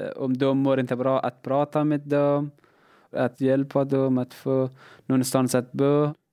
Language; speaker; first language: Swedish; non-native, learner; Persian